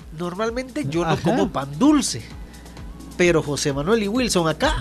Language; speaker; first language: Spanish; native; Spanish